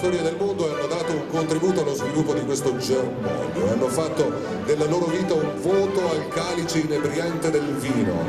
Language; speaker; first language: Italian; native; Italian